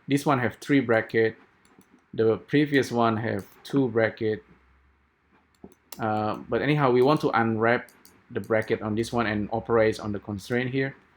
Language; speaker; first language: English; non-native, fluent; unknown